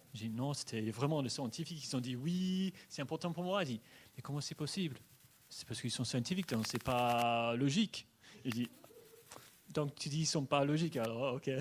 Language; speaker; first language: French; non-native, fluent; English